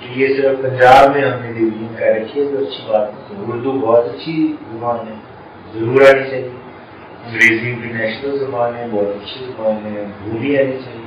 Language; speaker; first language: Urdu; non-native, local second language; Punjabi